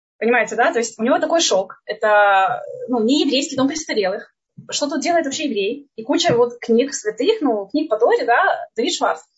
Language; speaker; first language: Russian; native; Russian